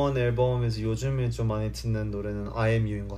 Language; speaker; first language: Korean; early bilingual, heritage; Korean